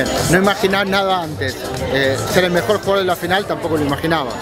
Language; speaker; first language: Spanish; native; Spanish